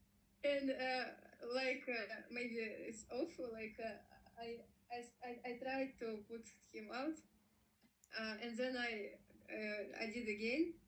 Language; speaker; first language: English; non-native, learner; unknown